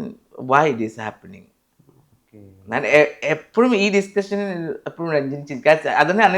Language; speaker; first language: Malayalam; non-native, fluent; Assamese